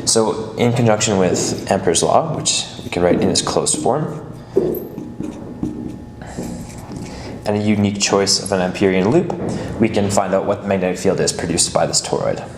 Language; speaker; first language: English; native; English